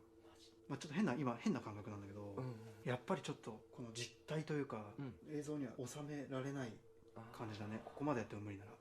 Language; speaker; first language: Japanese; native; Japanese